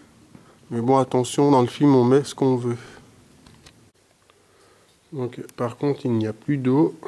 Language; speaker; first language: French; native; French